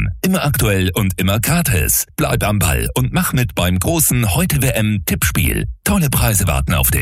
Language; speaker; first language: German; native; German